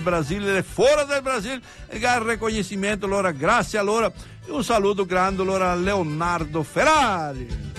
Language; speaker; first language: Italian; early bilingual, heritage; Venetian